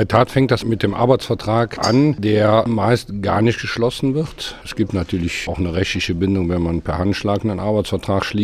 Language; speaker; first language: German; native; German